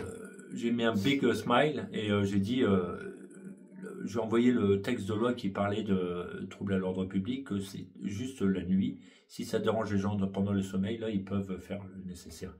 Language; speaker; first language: French; native; French